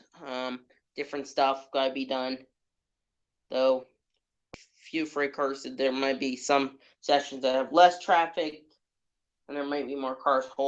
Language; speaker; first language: English; native; English